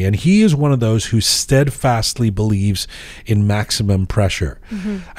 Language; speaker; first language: English; native; English